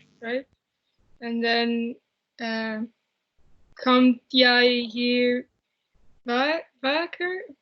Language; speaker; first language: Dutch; non-native, learner; English